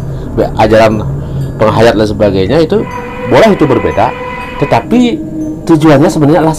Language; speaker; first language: Indonesian; native; Indonesian